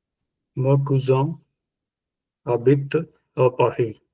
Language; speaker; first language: French; non-native, learner; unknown